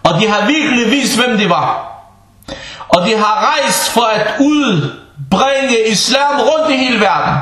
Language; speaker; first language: Danish; early bilingual, other home language; Arabic